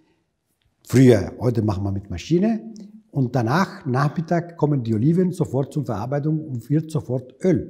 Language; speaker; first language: German; non-native, fluent; Italian